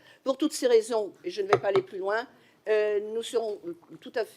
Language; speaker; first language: French; native; French